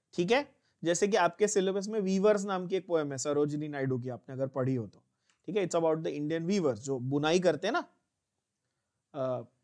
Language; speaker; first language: Hindi; native; Hindi